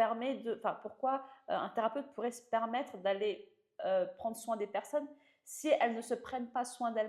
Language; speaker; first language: French; native; French